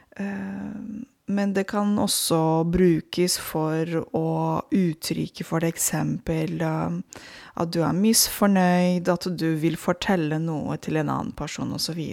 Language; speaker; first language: Norwegian; non-native, fluent; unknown